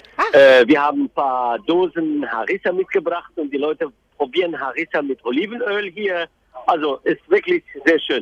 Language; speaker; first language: German; non-native, fluent; Arabic